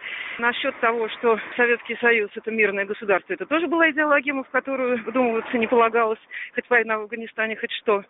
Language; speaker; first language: Russian; native; Russian